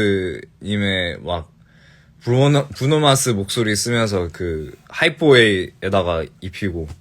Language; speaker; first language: Korean; early bilingual, heritage; English